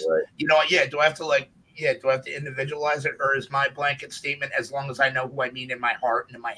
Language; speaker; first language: English; native; English